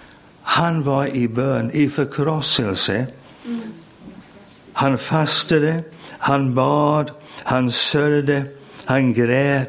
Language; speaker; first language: Swedish; non-native, fluent; English